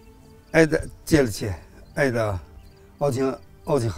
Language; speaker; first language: Russian; non-native, learner; Chinese